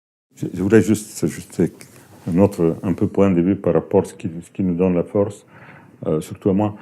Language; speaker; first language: French; non-native, fluent; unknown